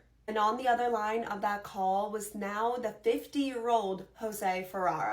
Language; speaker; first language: English; native; English